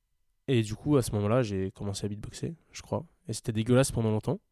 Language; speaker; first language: French; native; French